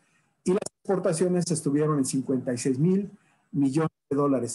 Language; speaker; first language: Spanish; native; Spanish